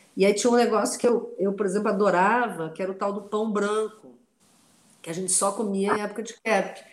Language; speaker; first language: Portuguese; non-native, local second language; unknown